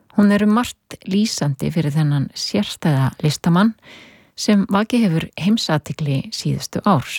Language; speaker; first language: Icelandic; native; Icelandic